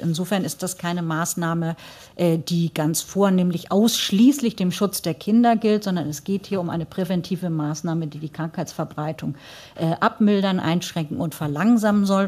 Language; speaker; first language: German; native; German